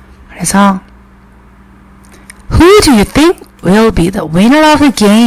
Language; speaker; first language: English; non-native, fluent; Korean